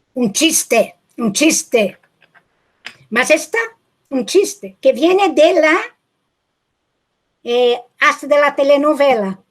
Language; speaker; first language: Spanish; non-native, fluent; Portuguese